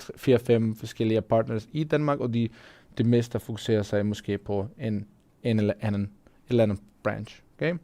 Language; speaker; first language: Danish; non-native, fluent; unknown